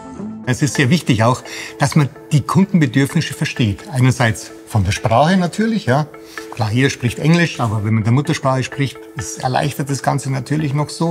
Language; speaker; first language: German; native; German